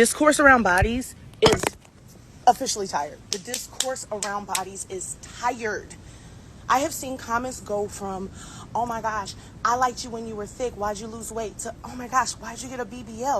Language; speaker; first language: English; native; English